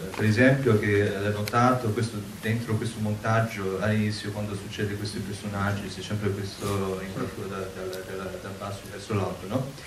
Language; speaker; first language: Italian; non-native, learner; Chinese